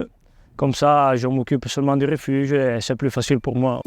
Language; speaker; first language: French; non-native, local second language; Italian